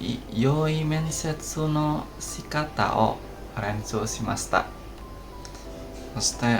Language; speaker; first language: Japanese; non-native, learner; Indonesian